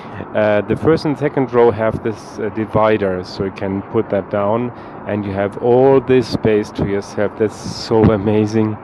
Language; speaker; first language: English; non-native, fluent; German